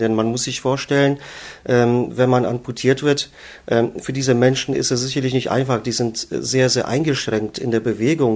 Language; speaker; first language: German; native; German